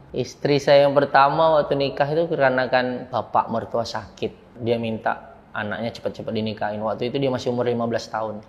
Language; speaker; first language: Indonesian; early bilingual, heritage; Indonesian